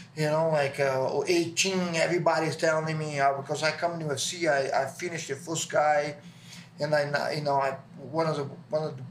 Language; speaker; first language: English; non-native, learner; Portuguese